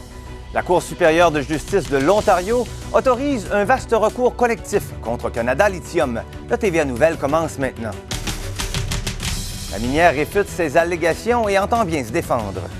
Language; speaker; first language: French; native; French